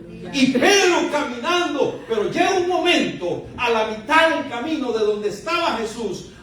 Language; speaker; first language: Spanish; native; Spanish